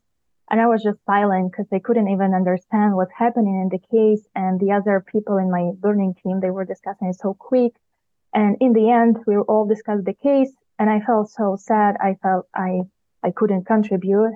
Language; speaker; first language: English; non-native, fluent; Ukrainian